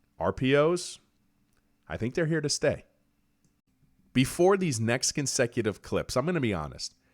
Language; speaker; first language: English; native; English